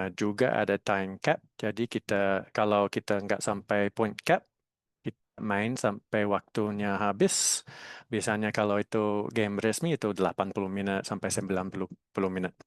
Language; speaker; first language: Indonesian; non-native, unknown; English